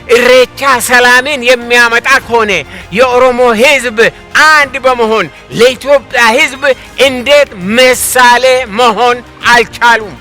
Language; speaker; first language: Amharic; non-native, local second language; Oromo